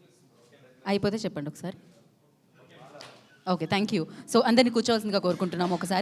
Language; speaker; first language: Telugu; native; Telugu